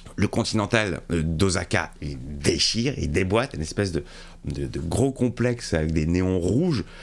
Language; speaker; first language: French; native; French